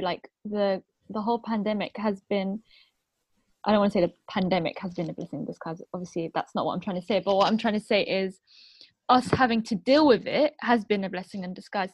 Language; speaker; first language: English; non-native, local second language; Arabic